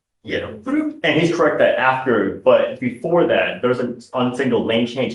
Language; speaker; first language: English; native; English